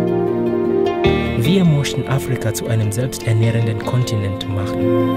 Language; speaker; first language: German; non-native, fluent; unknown